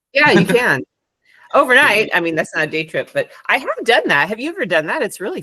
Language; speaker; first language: English; non-native, fluent; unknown